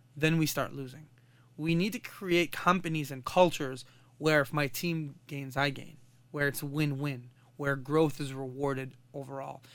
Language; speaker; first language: English; non-native, fluent; Arabic